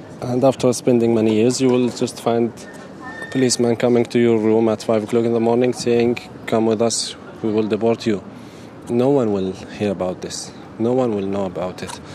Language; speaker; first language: English; non-native, fluent; Arabic